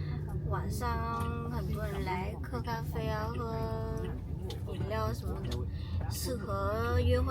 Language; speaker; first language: Chinese; non-native, fluent; Vietnamese